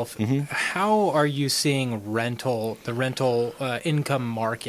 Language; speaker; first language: English; native; English